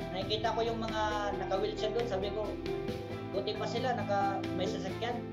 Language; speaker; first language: Filipino; non-native, local second language; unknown